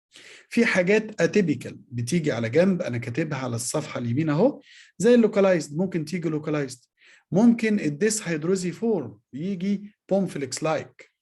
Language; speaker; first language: Arabic; native; Arabic